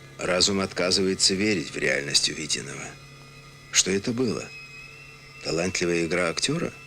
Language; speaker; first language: Russian; native; Russian